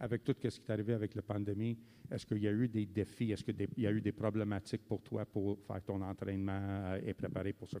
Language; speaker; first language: French; native; French